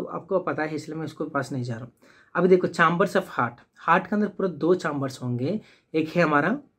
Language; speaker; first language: Hindi; non-native, local second language; Telugu